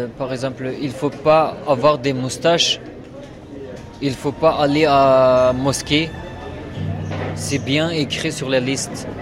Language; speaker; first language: French; non-native, learner; Uyghur